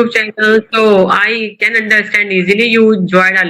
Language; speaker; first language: English; non-native, local second language; Urdu